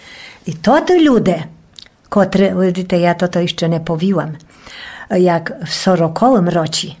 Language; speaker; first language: Polish; non-native, local second language; Rusyn